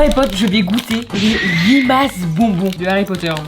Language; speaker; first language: French; native; French